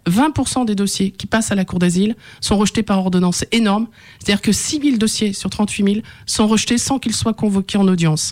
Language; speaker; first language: French; native; French